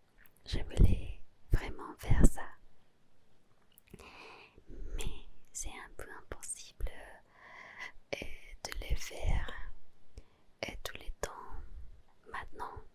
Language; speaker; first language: French; non-native, learner; Spanish